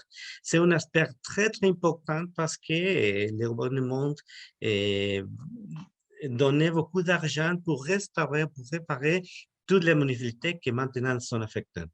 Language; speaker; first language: French; non-native, learner; Spanish